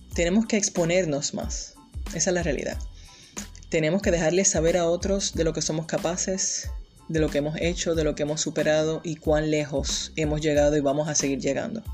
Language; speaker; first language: Spanish; early bilingual, heritage; Spanish